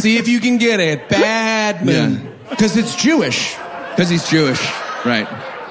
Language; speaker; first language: English; native; English